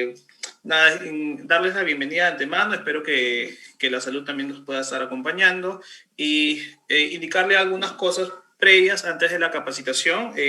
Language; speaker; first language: Spanish; native; Spanish